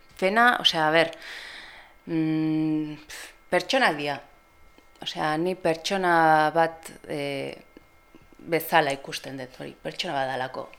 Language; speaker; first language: Basque; non-native, local second language; Spanish